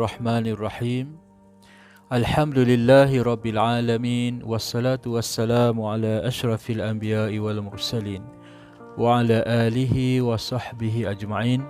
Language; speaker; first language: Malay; native; Malay